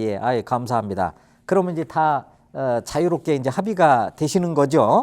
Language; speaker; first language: Korean; native; Korean